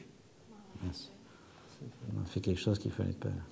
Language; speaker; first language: French; native; French